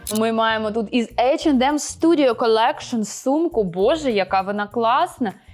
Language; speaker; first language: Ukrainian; non-native, local second language; Russian